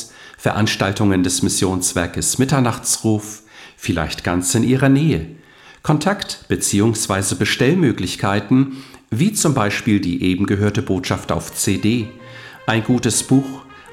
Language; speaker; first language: German; native; German